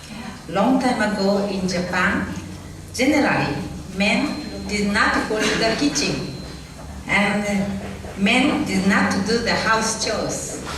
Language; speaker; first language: English; non-native, learner; Japanese